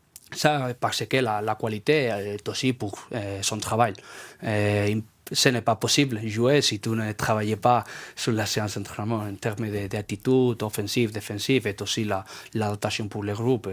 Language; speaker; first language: French; non-native, learner; Spanish